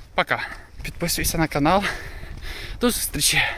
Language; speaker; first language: Ukrainian; native; Ukrainian